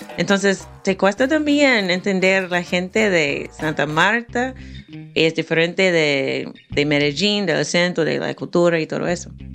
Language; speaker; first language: Spanish; non-native, fluent; English